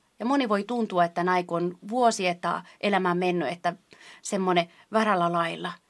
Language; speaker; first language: Finnish; non-native, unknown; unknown